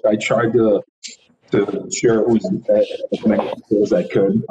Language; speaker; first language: English; native; English